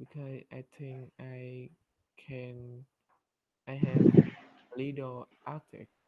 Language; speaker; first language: English; non-native, learner; Vietnamese